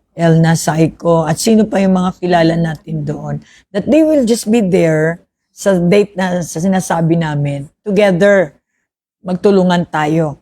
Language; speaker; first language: Filipino; non-native, local second language; Hiligaynon